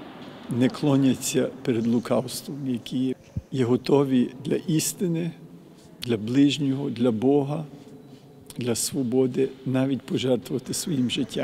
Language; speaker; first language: Ukrainian; early bilingual, heritage; Ukrainian